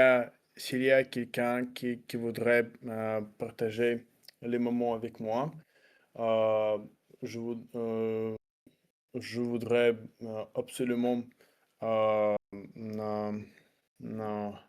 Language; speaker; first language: French; non-native, learner; Russian